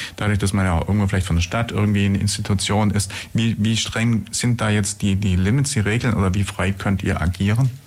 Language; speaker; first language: German; native; German